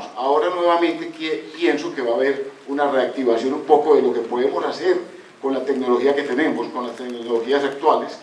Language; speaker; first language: Spanish; native; Spanish